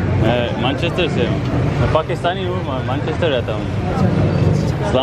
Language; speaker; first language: Hindi; early bilingual, heritage; English